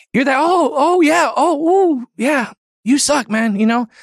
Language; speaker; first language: English; native; English